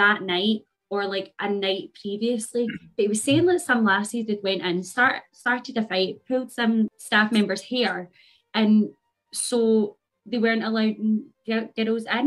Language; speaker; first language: English; native; English